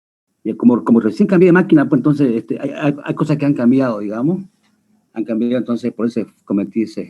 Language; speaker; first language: Spanish; native; Spanish